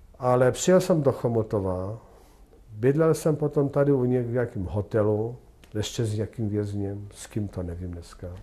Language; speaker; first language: Czech; non-native, fluent; Polish